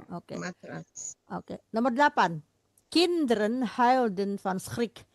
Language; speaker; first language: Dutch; non-native, fluent; Indonesian